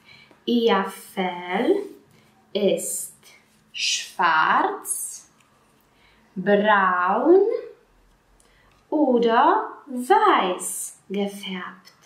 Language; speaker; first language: German; non-native, fluent; Polish